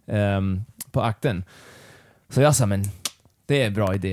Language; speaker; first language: Swedish; non-native, learner; English